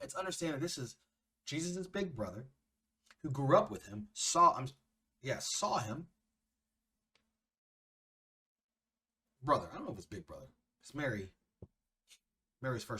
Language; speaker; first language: English; native; English